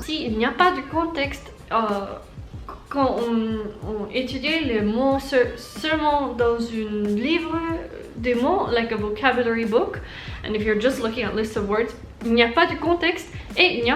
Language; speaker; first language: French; non-native, learner; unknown